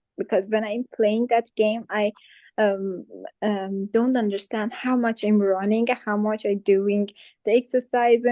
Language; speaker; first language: English; non-native, fluent; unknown